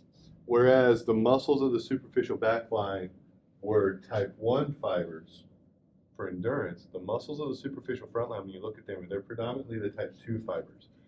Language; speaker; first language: English; native; English